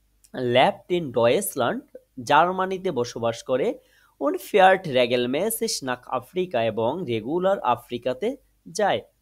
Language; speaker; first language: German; non-native, fluent; Bangla